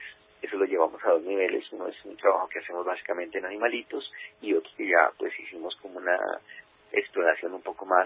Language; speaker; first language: Spanish; native; Spanish